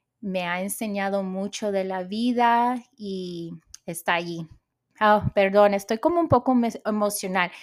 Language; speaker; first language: Spanish; early bilingual, heritage; Spanish